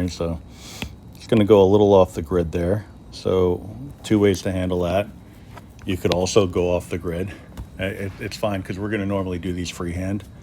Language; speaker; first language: English; native; English